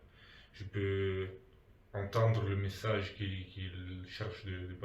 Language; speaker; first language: French; non-native, local second language; Italian